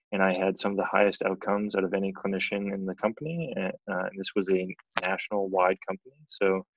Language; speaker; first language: English; native; English